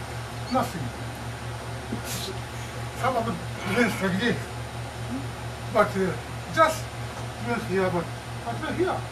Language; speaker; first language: English; non-native, learner; Japanese